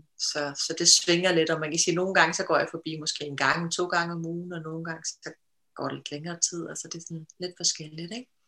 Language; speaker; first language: Danish; native; Danish